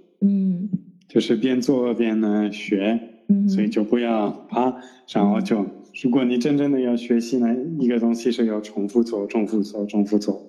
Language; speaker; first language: Chinese; non-native, fluent; French